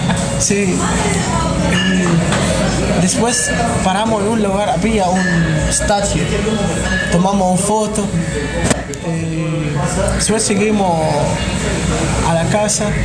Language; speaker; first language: Spanish; non-native, learner; Arabic